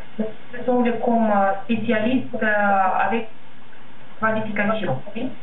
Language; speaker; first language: French; non-native, learner; Russian